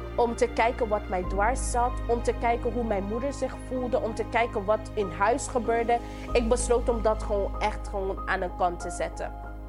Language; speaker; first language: Dutch; non-native, local second language; English